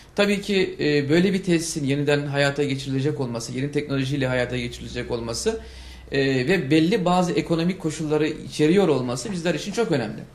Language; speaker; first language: Turkish; native; Turkish